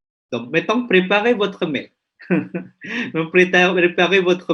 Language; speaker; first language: French; non-native, fluent; Indonesian